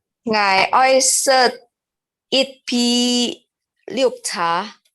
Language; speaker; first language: Chinese; non-native, learner; Indonesian